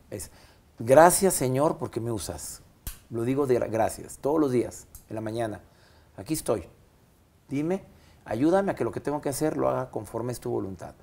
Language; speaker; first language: Spanish; native; Spanish